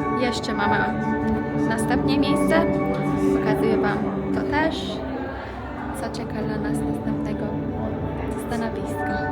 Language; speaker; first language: Polish; non-native, learner; Persian